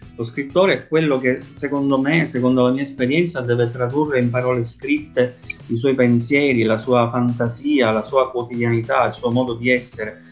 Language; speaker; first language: Italian; native; Italian